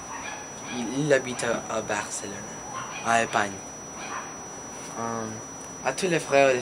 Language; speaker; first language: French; non-native, learner; Spanish